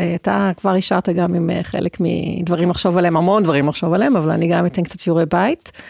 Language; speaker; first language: Hebrew; native; Hebrew